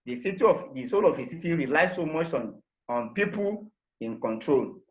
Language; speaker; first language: English; non-native, local second language; Yoruba